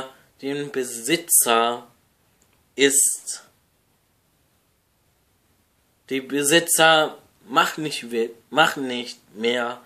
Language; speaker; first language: German; non-native, learner; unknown